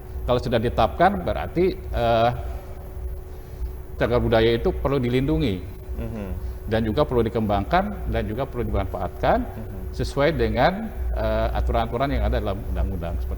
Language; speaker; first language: Indonesian; native; Indonesian